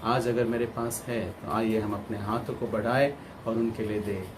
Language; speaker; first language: Hindi; non-native, local second language; Kannada